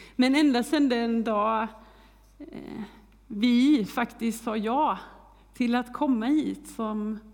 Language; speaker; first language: Swedish; native; Swedish